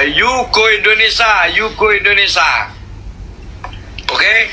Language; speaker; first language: English; non-native, learner; Javanese